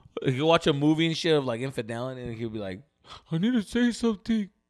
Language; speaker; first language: English; early bilingual, other home language; Spanish